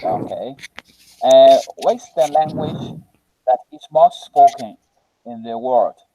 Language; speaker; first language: English; non-native, learner; Spanish